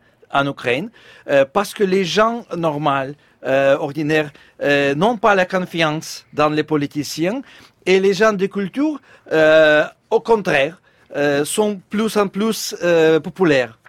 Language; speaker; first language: French; non-native, fluent; Russian